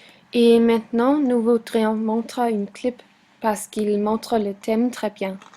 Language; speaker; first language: French; non-native, learner; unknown